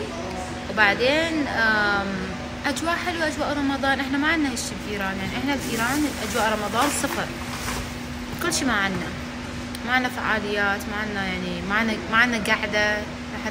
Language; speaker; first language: Arabic; non-native, fluent; Persian